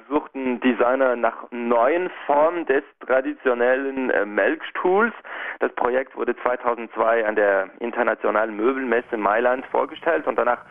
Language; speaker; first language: German; non-native, local second language; French